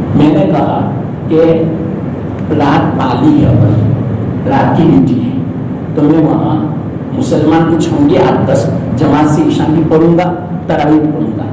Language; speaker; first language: Urdu; non-native, local second language; Gujarati